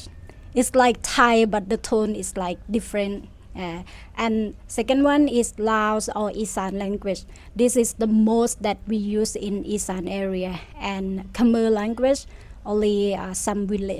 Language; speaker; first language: English; non-native, fluent; Thai